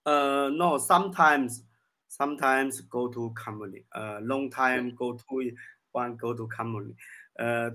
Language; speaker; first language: English; non-native, learner; Chinese